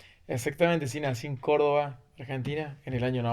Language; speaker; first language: Spanish; native; Spanish